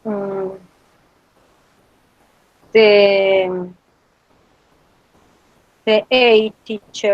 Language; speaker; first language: English; non-native, learner; Spanish